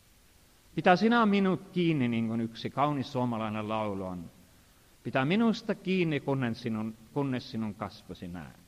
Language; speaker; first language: Finnish; non-native, fluent; Estonian